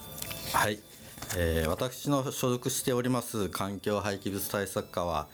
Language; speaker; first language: Japanese; native; Japanese